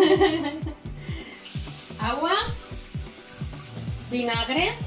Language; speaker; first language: Spanish; native; Spanish